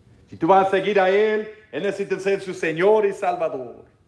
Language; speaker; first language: Spanish; non-native, learner; English